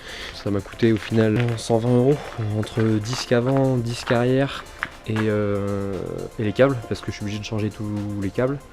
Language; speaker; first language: French; native; French